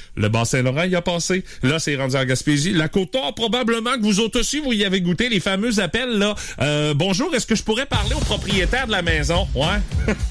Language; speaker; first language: French; native; French